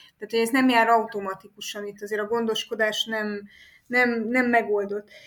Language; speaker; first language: Hungarian; native; Hungarian